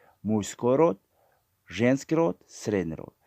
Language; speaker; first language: Russian; non-native, fluent; Tajik